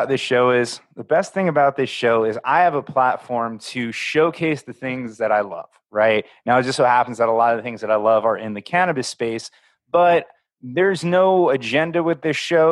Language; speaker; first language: English; native; English